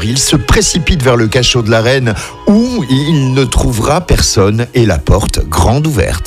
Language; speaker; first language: French; native; French